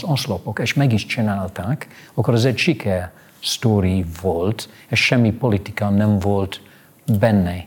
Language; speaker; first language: Hungarian; non-native, fluent; English